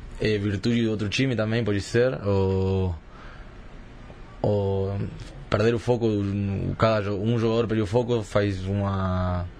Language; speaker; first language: Portuguese; early bilingual, heritage; Spanish